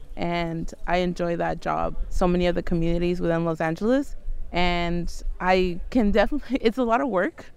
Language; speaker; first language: English; native; English